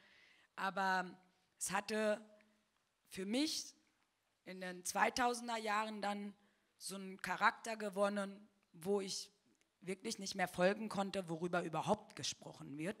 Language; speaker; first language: German; early bilingual, other home language; Turkish